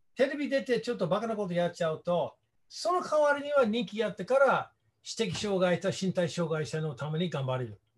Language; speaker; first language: Japanese; non-native, fluent; English